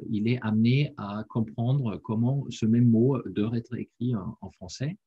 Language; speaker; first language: French; non-native, fluent; German